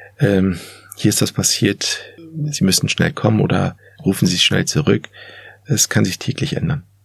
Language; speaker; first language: German; early bilingual, other home language; Turkish